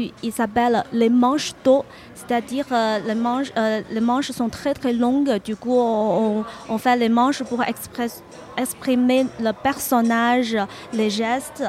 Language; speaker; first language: French; non-native, fluent; Chinese